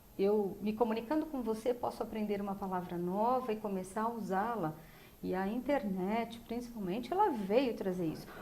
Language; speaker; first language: Portuguese; native; Portuguese